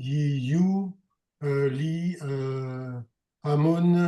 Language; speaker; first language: Hebrew; non-native, learner; French